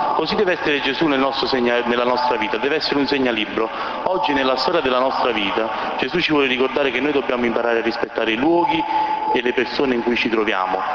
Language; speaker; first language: Italian; native; Italian